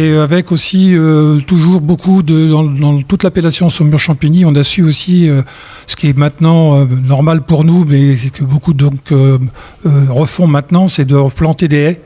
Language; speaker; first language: French; native; French